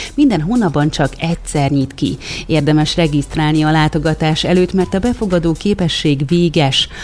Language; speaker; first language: Hungarian; native; Hungarian